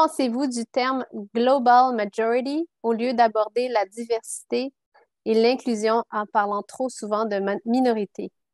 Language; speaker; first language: French; native; French